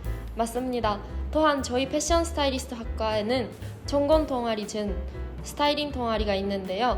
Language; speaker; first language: Korean; non-native, fluent; Japanese